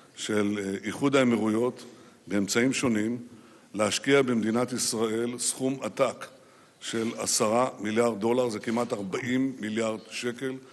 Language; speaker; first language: Hebrew; native; Hebrew